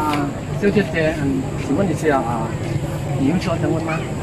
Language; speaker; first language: Chinese; non-native, learner; Lao